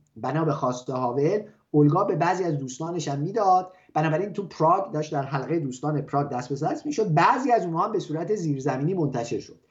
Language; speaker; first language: Persian; native; Persian